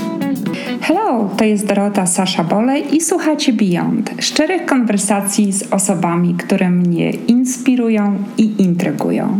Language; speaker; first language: Polish; native; Polish